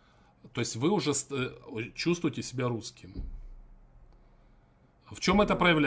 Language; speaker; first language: Russian; native; Russian